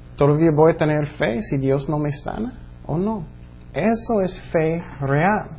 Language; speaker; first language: Spanish; non-native, fluent; English